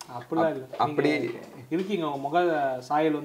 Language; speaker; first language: Tamil; native; Tamil